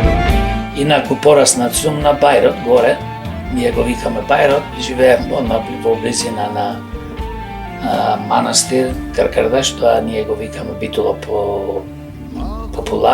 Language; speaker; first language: Macedonian; native; Macedonian